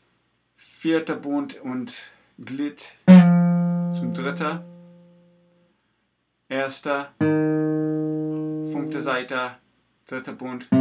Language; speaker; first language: German; non-native, learner; English